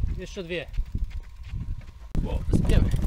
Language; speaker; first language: Polish; native; Polish